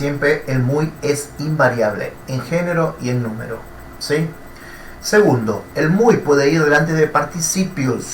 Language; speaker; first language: Spanish; non-native, fluent; Portuguese